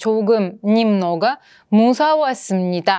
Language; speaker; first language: Korean; non-native, fluent; Russian